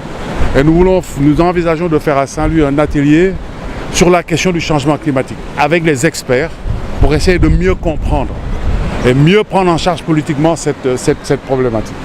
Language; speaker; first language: French; non-native, local second language; Wolof